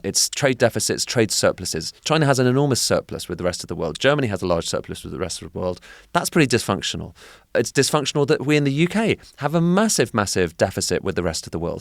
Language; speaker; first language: English; native; English